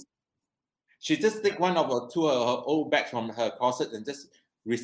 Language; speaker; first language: English; non-native, local second language; Cantonese